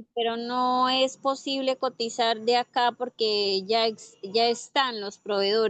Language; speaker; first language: Spanish; native; Spanish